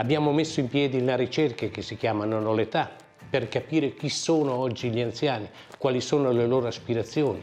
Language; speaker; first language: Italian; native; Italian